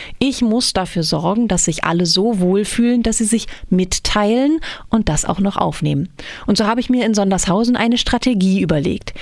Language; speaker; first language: German; native; German